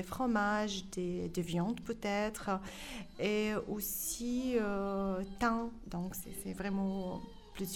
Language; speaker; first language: French; non-native, fluent; Arabic